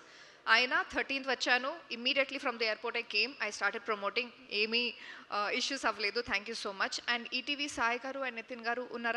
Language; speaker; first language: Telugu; non-native, local second language; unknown